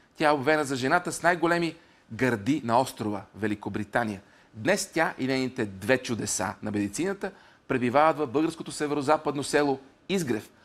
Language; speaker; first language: Bulgarian; native; Bulgarian